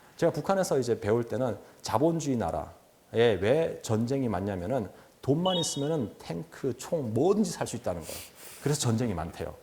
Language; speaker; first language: Korean; native; Korean